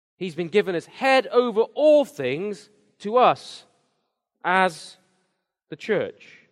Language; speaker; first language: English; native; English